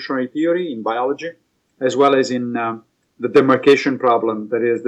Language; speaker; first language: English; non-native, fluent; Italian